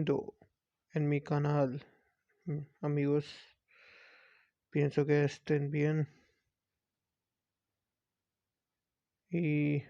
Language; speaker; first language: Spanish; non-native, learner; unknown